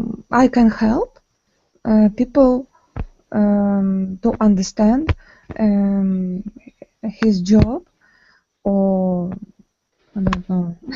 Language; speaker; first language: English; non-native, learner; Ukrainian